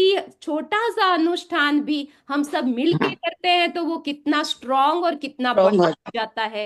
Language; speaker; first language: Hindi; native; Hindi